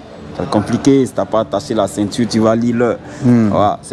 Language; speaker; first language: French; native; French